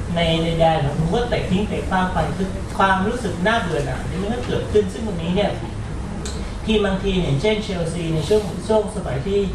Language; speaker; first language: Thai; native; Thai